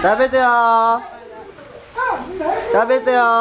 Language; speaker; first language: Japanese; non-native, learner; Indonesian